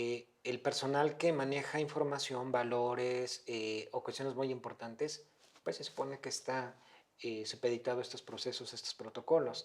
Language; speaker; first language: Spanish; native; Spanish